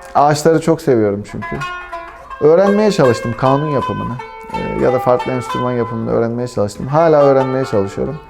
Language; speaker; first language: Turkish; native; Turkish